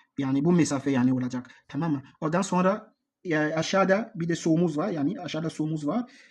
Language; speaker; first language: Turkish; non-native, learner; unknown